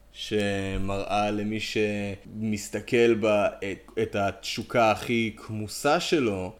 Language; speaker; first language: Hebrew; native; Hebrew